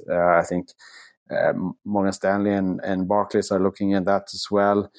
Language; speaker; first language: English; non-native, fluent; Swedish